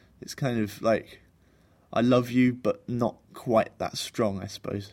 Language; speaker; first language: English; native; English